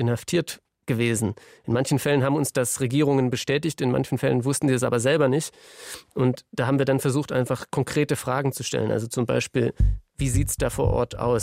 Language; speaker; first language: German; native; German